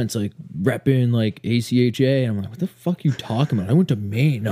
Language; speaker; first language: English; native; English